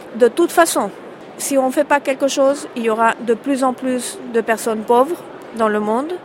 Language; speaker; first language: French; early bilingual, heritage; French